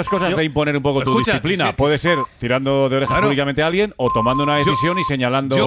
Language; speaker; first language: Spanish; native; Spanish